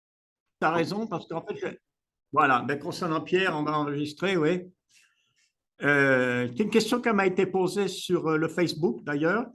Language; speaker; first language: French; native; French